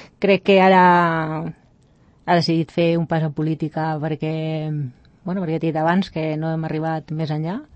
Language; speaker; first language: Catalan; native; Catalan